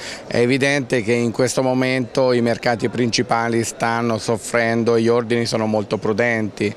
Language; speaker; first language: Italian; native; Italian